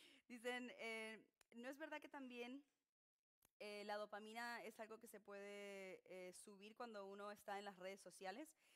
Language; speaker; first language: Spanish; native; Spanish